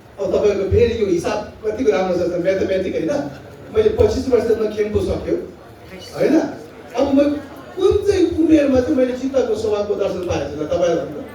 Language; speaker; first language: Nepali; non-native, local second language; Tibetan